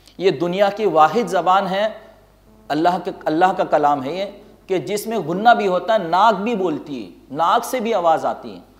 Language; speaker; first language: Urdu; native; Urdu